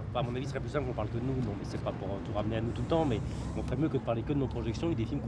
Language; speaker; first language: French; native; French